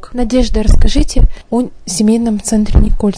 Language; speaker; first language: Russian; native; Russian